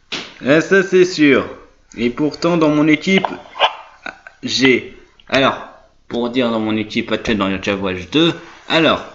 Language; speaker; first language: French; native; French